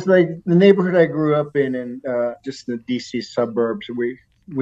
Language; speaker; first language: English; native; English